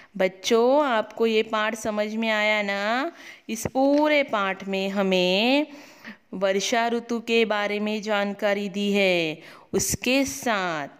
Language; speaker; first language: Hindi; non-native, local second language; Marathi